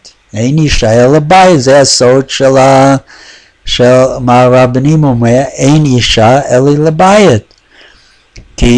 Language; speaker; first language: Hebrew; non-native, fluent; English